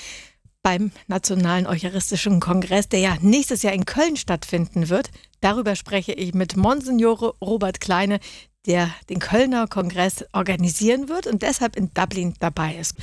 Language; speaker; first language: German; native; German